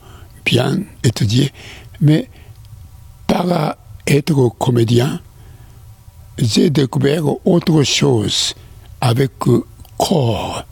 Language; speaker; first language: French; non-native, learner; Japanese